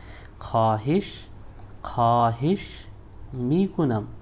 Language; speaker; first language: Persian; non-native, fluent; Urdu